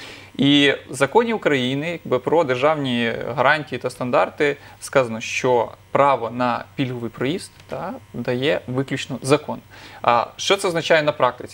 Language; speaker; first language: Ukrainian; native; Ukrainian